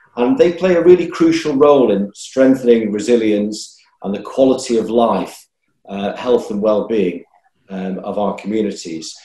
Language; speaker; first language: English; native; English